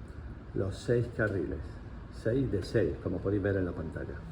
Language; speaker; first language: Spanish; native; Spanish